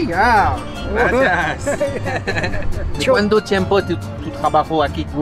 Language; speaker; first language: Spanish; non-native, learner; French